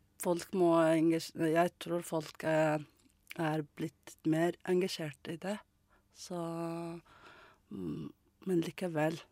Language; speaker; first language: Norwegian; non-native, learner; Mongolian